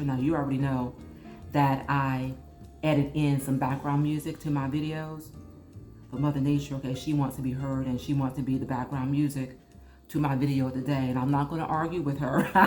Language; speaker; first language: English; native; English